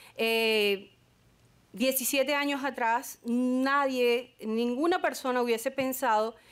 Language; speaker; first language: Spanish; native; Spanish